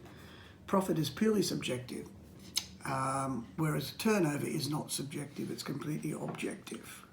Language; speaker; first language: English; native; English